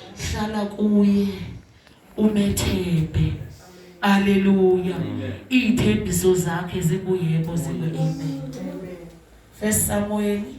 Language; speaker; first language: Zulu; non-native, local second language; Xhosa